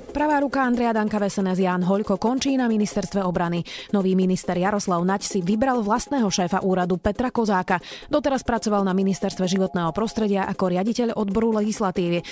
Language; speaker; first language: Slovak; native; Slovak